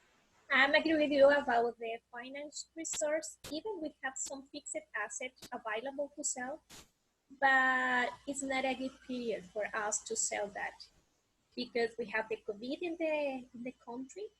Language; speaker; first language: English; non-native, learner; Spanish